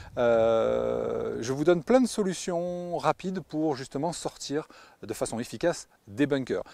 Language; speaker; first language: French; native; French